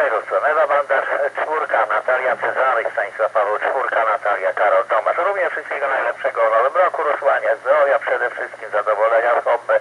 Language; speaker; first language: Polish; native; Polish